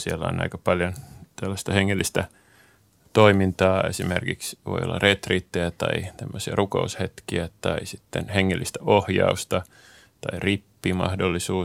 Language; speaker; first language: Finnish; native; Finnish